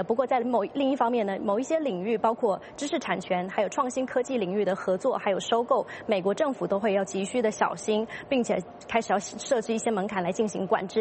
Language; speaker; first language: Chinese; native; Chinese